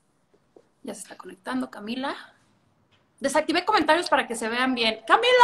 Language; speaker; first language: Spanish; native; Spanish